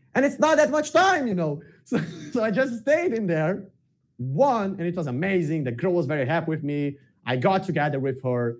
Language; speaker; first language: English; non-native, fluent; Portuguese